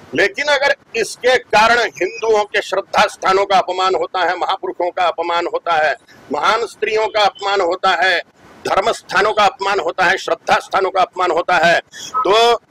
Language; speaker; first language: Hindi; non-native, local second language; Marathi